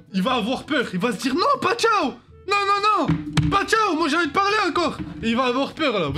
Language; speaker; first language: French; native; French